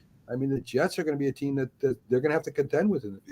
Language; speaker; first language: English; native; English